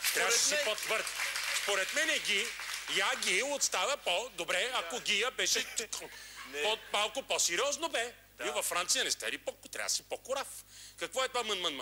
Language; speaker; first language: Bulgarian; native; Bulgarian